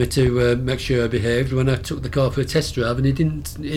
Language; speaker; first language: English; native; English